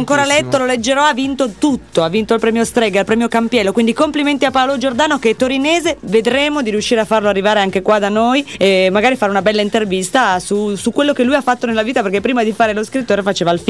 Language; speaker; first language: Italian; native; Italian